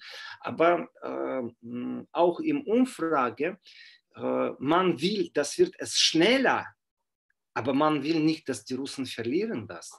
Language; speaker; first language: German; non-native, fluent; Russian